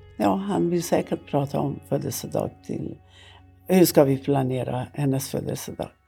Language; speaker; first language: Swedish; non-native, fluent; Persian